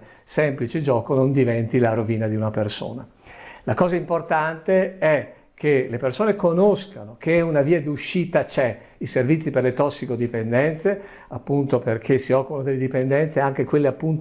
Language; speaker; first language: Italian; native; Italian